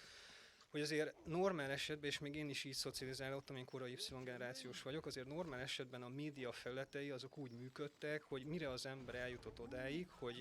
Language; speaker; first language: Hungarian; native; Hungarian